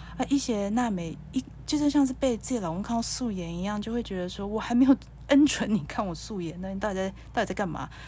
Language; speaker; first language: Chinese; native; Chinese